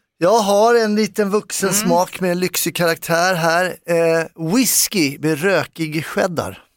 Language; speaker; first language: Swedish; native; Swedish